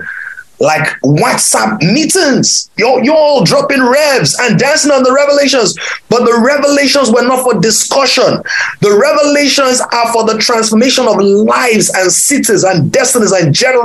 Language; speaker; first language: English; non-native, local second language; Yoruba